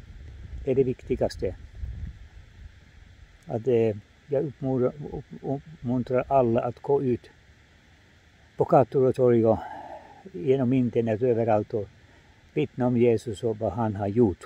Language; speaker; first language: Swedish; non-native, fluent; Finnish